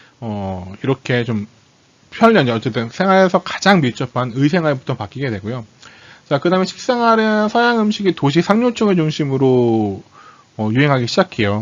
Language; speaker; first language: Korean; native; Korean